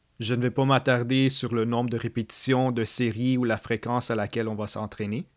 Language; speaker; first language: French; native; French